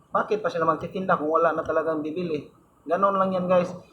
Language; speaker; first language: Filipino; non-native, local second language; Cebuano